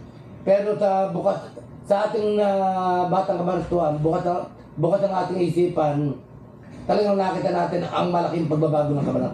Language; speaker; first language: Filipino; native; Filipino